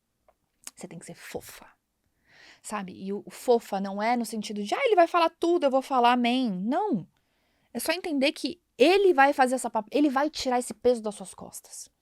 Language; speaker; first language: Portuguese; native; Portuguese